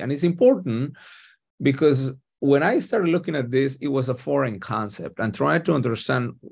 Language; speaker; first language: English; non-native, fluent; Spanish